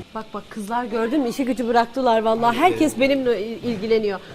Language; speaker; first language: Turkish; native; Turkish